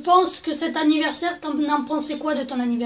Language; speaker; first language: French; native; French